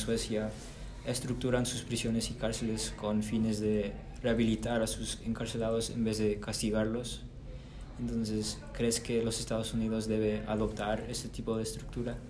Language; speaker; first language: Spanish; early bilingual, heritage; Spanish